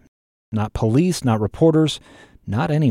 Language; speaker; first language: English; native; English